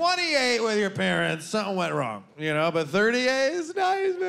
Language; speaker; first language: English; native; English